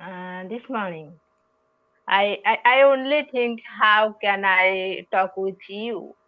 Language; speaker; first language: English; non-native, learner; Odia